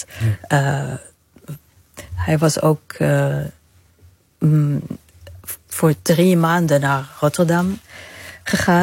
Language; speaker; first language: Dutch; non-native, fluent; Arabic